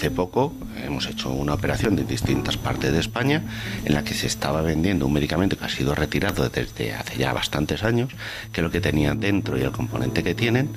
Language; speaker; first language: Spanish; native; Spanish